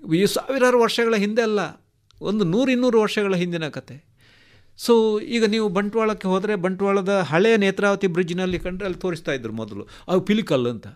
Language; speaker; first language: Kannada; non-native, local second language; Tulu